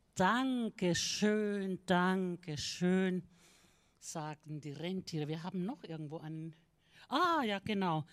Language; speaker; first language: German; non-native, fluent; Finnish